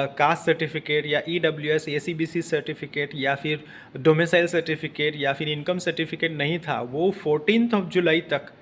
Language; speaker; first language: Hindi; non-native, local second language; Marathi